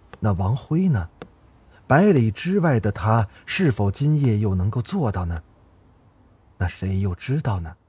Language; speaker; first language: Chinese; native; Chinese